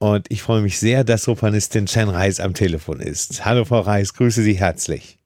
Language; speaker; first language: German; native; German